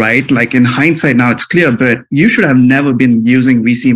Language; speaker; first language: English; non-native, local second language; Hindi